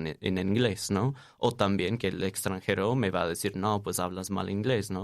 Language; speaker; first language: Spanish; non-native, fluent; English